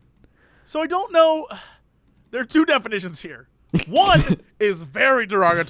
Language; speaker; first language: English; native; English